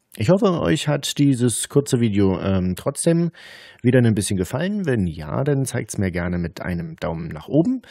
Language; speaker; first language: German; native; German